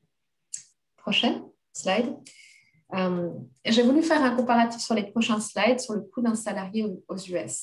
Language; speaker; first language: French; native; French